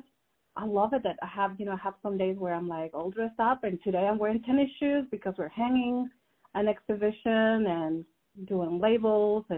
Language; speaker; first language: English; non-native, fluent; Spanish